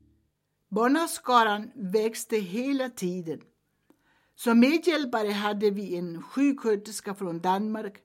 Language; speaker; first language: Swedish; early bilingual, heritage; Swedish